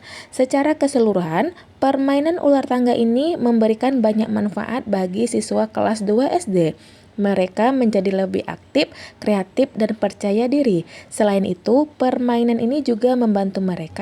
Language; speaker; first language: Indonesian; native; Indonesian